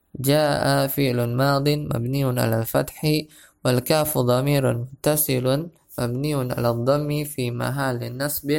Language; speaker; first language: Arabic; non-native, fluent; Indonesian